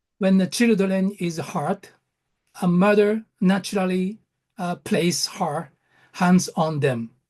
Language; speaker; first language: English; non-native, learner; Japanese